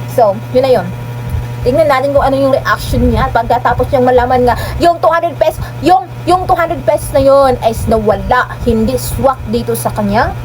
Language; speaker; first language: Filipino; non-native, local second language; Cebuano